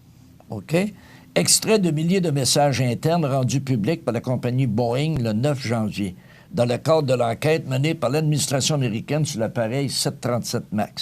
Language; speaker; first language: French; native; French